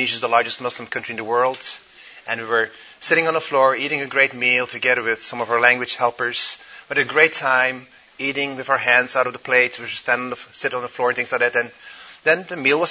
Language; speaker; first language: English; non-native, fluent; Dutch